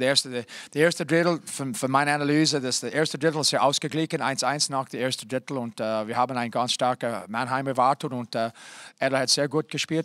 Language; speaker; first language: German; non-native, fluent; English